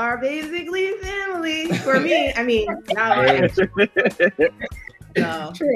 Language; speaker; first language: English; native; English